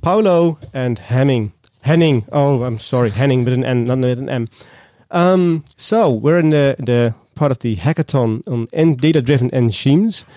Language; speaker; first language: English; non-native, fluent; Dutch